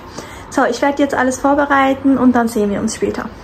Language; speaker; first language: German; early bilingual, other home language; Turkish